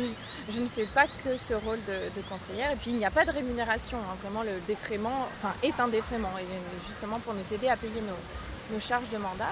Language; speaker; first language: French; native; French